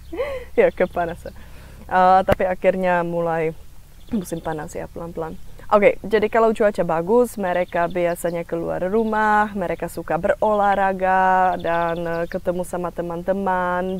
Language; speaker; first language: Indonesian; non-native, fluent; Czech